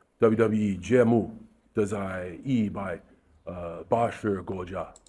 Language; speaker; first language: Chinese; non-native, learner; English